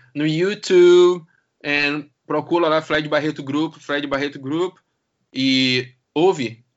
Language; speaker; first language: Portuguese; native; Portuguese